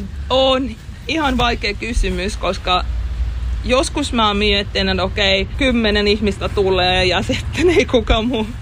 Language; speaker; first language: Finnish; non-native, learner; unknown